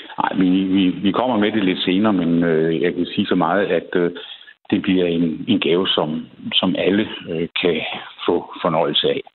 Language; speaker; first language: Danish; native; Danish